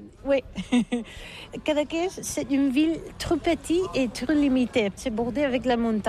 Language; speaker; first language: French; non-native, learner; Catalan